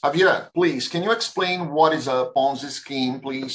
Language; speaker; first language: English; non-native, fluent; Portuguese